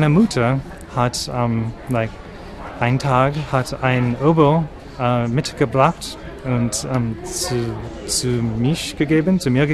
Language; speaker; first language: German; non-native, learner; English